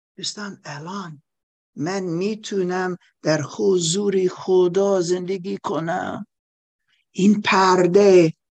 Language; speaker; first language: Persian; non-native, learner; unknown